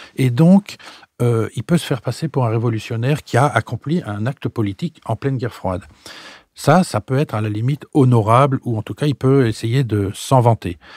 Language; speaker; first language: French; native; French